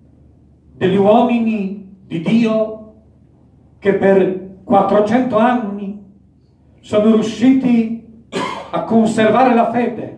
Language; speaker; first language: Italian; non-native, fluent; Polish